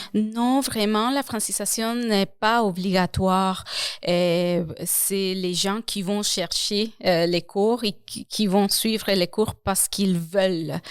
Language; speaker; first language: French; non-native, fluent; Spanish